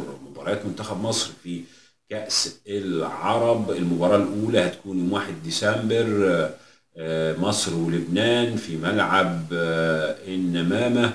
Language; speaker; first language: Arabic; native; Arabic